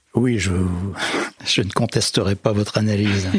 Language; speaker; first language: French; native; French